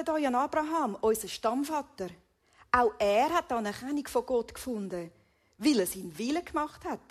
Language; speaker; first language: German; native; German